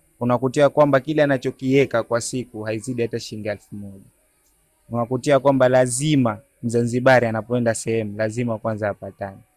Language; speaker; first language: Swahili; native; Swahili